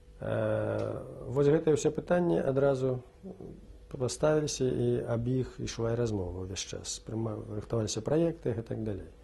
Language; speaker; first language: Belarusian; native; Belarusian